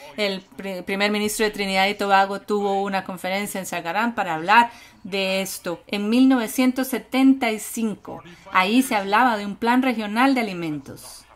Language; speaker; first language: Spanish; non-native, fluent; English